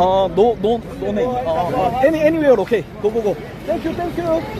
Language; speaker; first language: English; non-native, learner; Korean